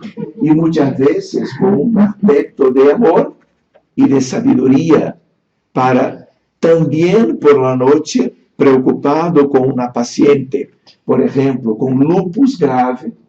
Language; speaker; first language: Spanish; non-native, fluent; Portuguese